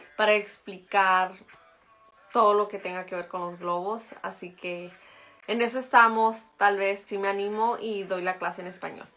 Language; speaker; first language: Spanish; early bilingual, heritage; Spanish